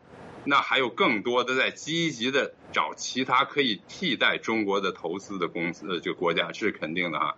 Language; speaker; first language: Chinese; native; Chinese